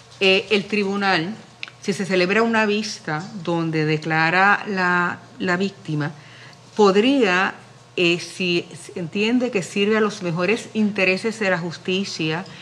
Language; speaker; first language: Spanish; native; Spanish